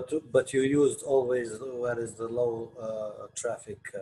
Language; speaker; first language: English; non-native, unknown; Albanian